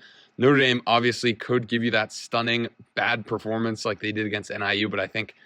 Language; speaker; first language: English; native; English